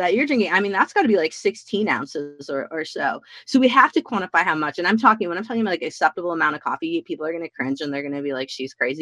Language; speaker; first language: English; native; English